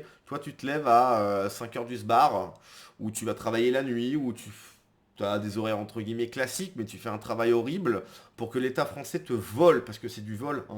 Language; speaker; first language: French; native; French